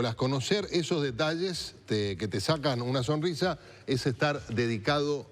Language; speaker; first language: Spanish; native; Spanish